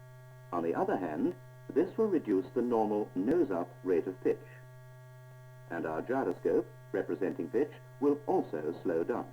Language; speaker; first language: English; native; English